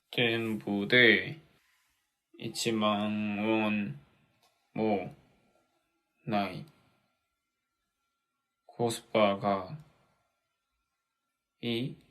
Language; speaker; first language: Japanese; non-native, learner; Korean